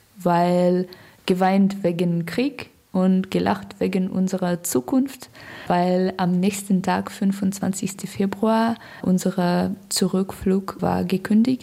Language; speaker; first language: German; non-native, learner; Russian